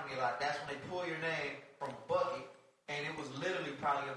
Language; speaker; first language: English; native; English